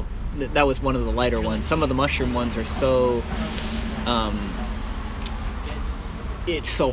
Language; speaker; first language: English; native; English